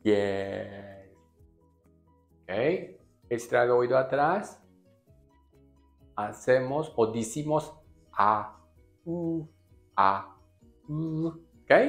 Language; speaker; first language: Spanish; non-native, learner; Japanese